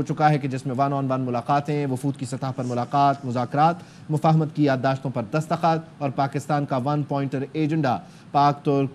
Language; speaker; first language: Urdu; native; Urdu